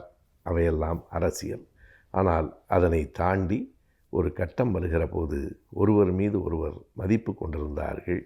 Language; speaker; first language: Tamil; native; Tamil